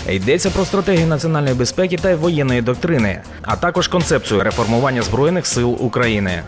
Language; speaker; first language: Ukrainian; native; Ukrainian